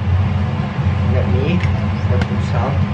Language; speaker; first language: English; non-native, learner; Turkish